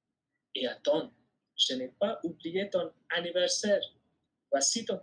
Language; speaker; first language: French; non-native, fluent; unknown